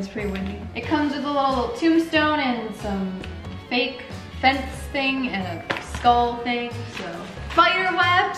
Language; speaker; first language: English; native; English